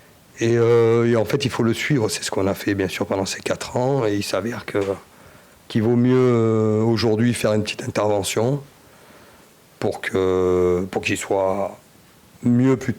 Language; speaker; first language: French; native; French